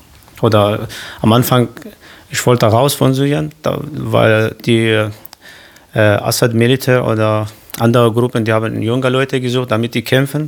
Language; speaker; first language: German; non-native, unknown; Kurdish